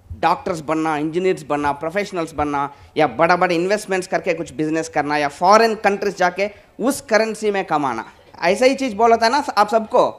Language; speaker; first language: Hindi; non-native, local second language; Telugu